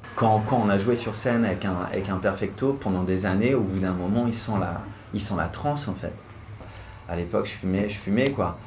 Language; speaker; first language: French; native; French